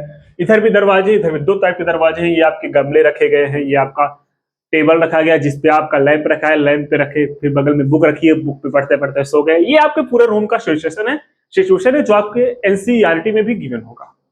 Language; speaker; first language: Hindi; native; Hindi